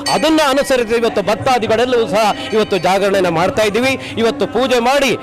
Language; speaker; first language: Kannada; native; Kannada